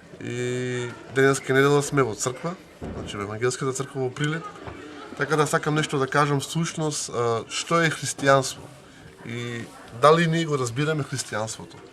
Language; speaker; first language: Macedonian; non-native, local second language; Romany